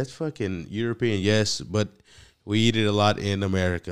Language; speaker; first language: English; early bilingual, other home language; Spanish